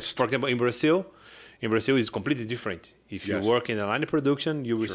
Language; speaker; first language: English; non-native, learner; Portuguese